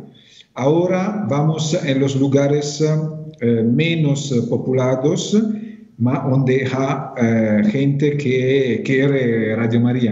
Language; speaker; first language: Spanish; non-native, fluent; Italian